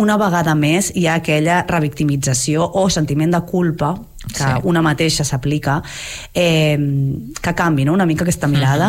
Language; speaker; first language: Catalan; native; Catalan